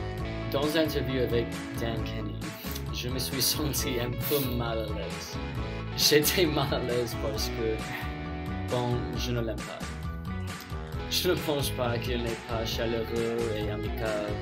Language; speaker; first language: French; non-native, learner; English